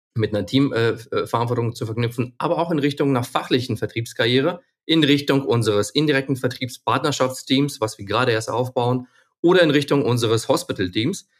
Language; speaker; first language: German; non-native, fluent; Ukrainian